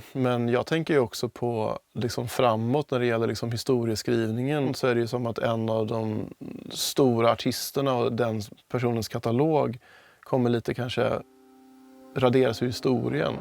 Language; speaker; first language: Swedish; native; Swedish